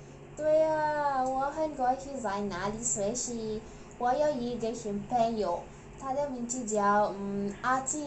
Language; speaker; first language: Chinese; non-native, learner; Malay